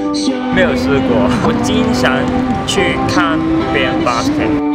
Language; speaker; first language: Chinese; non-native, local second language; Cantonese